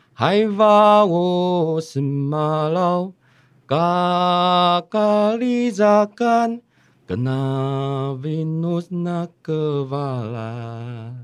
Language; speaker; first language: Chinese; native; Chinese